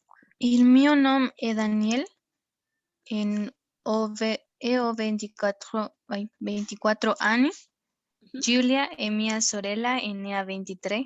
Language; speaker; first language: Italian; non-native, learner; Spanish